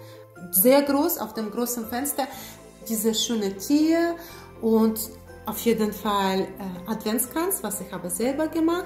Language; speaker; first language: German; non-native, fluent; Russian